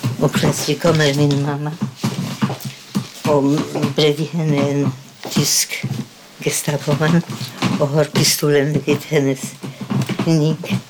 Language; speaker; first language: Swedish; non-native, fluent; Polish